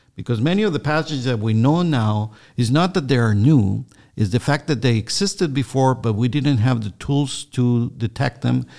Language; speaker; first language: English; non-native, fluent; Spanish